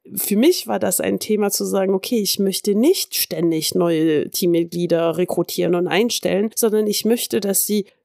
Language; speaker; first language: German; early bilingual, heritage; French